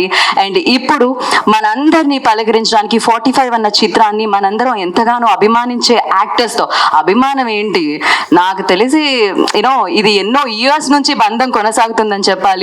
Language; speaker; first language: Telugu; native; Telugu